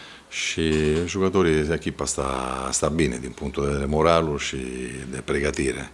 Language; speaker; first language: Romanian; non-native, fluent; Italian